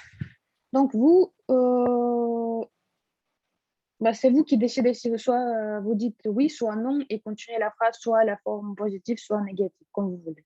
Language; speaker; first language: French; non-native, fluent; Russian